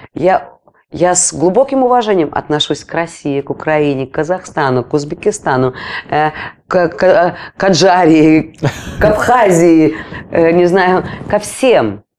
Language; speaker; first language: Russian; non-native, local second language; Latvian